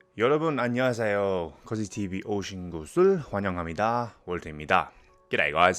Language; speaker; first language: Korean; non-native, fluent; English